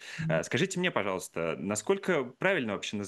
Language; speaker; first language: Russian; native; Russian